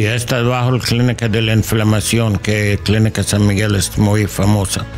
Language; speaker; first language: Spanish; non-native, learner; English